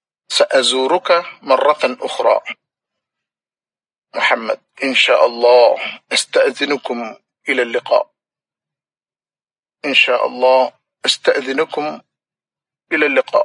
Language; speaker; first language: Arabic; non-native, fluent; Malayalam